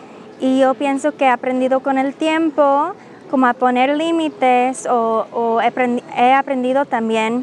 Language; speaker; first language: Spanish; non-native, fluent; English